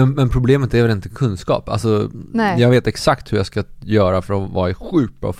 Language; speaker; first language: Swedish; native; Swedish